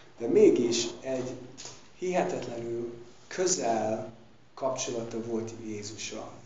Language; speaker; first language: Hungarian; non-native, fluent; English